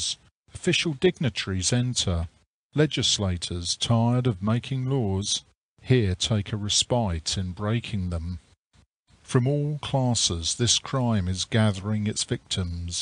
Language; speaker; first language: English; native; English